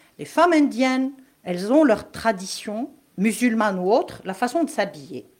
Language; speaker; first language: French; non-native, local second language; Kabyle